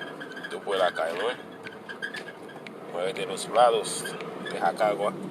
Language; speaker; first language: Spanish; non-native, learner; Haitian Creole